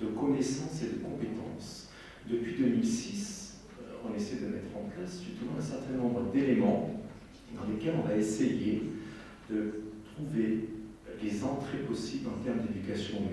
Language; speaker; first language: French; native; French